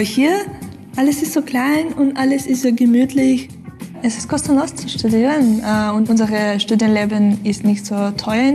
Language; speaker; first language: German; non-native, fluent; Russian